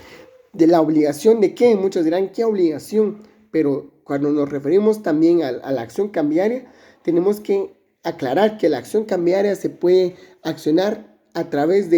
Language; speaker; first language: Spanish; native; Spanish